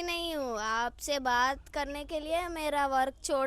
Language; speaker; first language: Hindi; non-native, local second language; Telugu